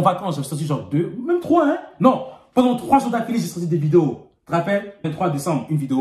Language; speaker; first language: French; native; French